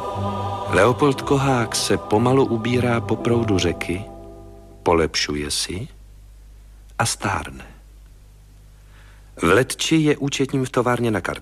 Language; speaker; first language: Czech; native; Czech